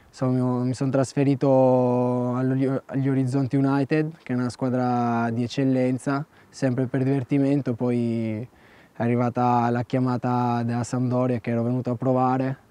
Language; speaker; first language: Italian; early bilingual, other home language; Albanian